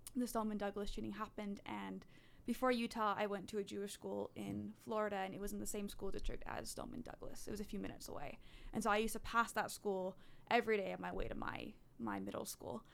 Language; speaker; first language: English; early bilingual, other home language; Dutch